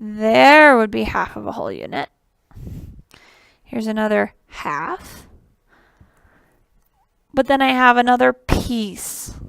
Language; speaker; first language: English; native; English